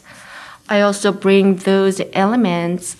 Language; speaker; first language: English; non-native, fluent; Korean